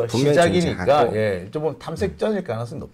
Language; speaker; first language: Korean; native; Korean